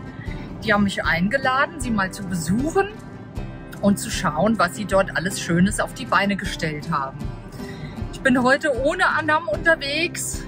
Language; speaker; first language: German; native; German